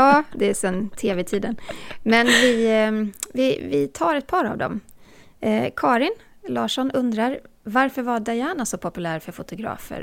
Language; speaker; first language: Swedish; native; Swedish